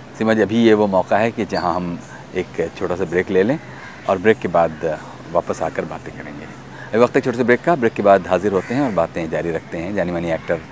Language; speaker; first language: Hindi; native; Hindi